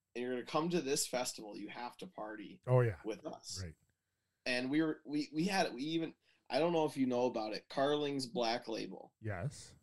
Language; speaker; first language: English; native; English